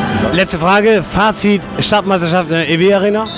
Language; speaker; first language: German; native; German